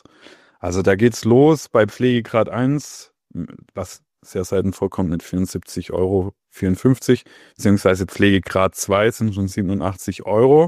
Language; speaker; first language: German; native; German